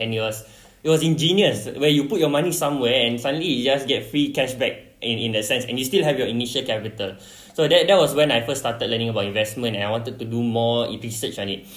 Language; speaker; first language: English; non-native, local second language; Malay